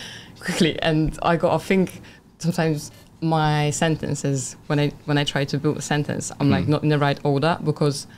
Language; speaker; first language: English; non-native, fluent; Polish